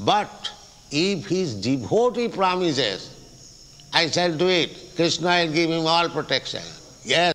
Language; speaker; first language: English; non-native, local second language; Bangla